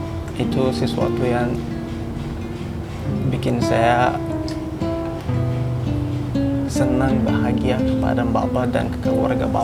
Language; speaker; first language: Indonesian; non-native, fluent; Hausa